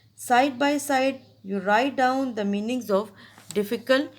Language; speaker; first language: English; non-native, local second language; Urdu